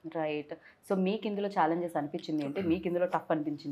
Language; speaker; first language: Telugu; native; Telugu